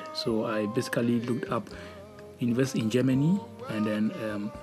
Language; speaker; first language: English; non-native, local second language; Akan